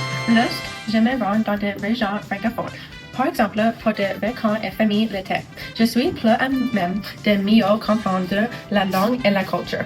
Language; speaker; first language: French; non-native, learner; English